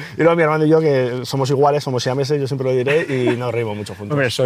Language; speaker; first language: Spanish; native; Spanish